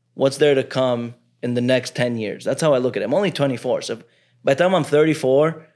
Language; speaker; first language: English; early bilingual, other home language; Arabic